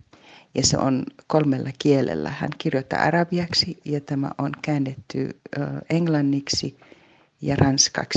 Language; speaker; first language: Finnish; non-native, fluent; Arabic